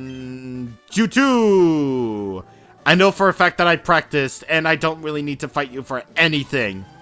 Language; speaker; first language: English; native; English